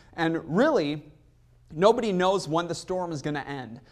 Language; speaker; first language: English; native; English